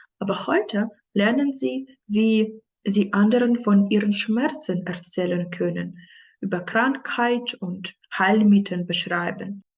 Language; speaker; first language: German; non-native, fluent; Ukrainian